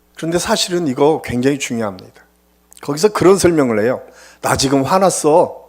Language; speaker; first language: Korean; native; Korean